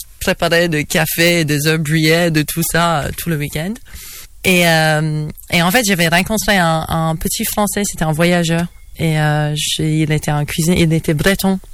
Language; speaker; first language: French; non-native, learner; English